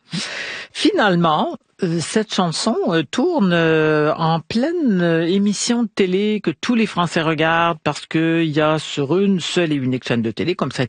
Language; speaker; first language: French; native; French